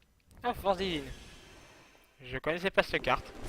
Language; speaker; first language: French; native; French